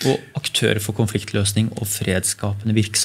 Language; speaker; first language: Norwegian; native; Norwegian